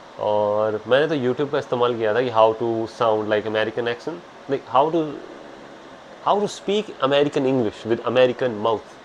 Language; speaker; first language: Hindi; native; Hindi